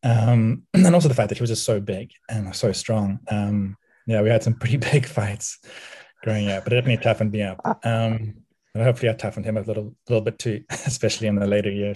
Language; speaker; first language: English; native; English